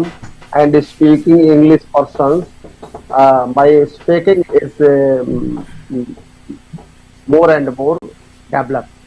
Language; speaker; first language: English; non-native, learner; Hindi